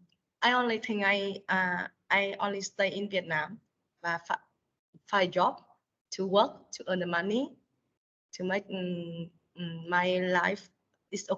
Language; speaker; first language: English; non-native, learner; Vietnamese